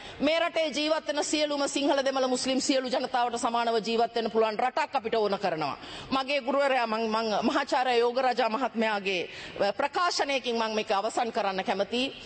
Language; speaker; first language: Sinhala; non-native, local second language; Tamil